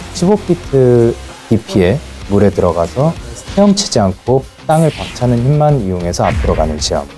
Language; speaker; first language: Korean; native; Korean